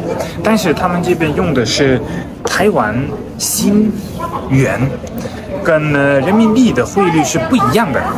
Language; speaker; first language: Chinese; non-native, fluent; German